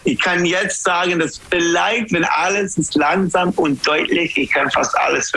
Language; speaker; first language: German; non-native, learner; English